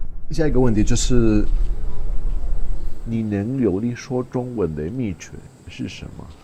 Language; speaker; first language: Chinese; non-native, fluent; Spanish